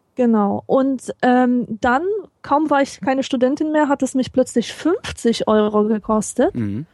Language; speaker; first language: German; native; German